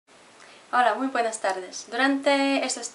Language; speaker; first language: Spanish; non-native, fluent; Polish